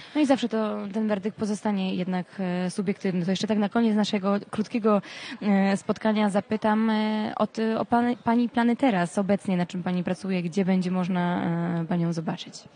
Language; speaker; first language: Polish; native; Polish